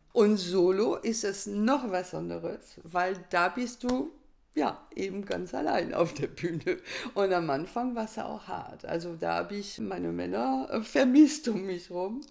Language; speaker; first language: German; non-native, fluent; French